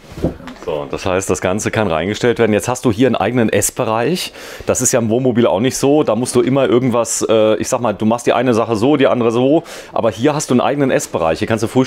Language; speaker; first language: German; native; German